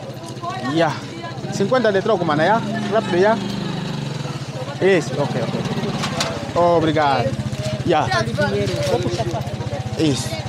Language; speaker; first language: Portuguese; non-native, learner; Vietnamese